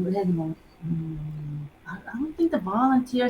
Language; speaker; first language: English; non-native, fluent; Japanese